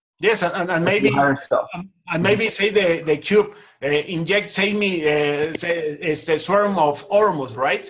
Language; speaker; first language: English; non-native, learner; Spanish